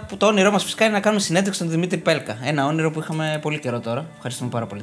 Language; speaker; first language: Greek; native; Greek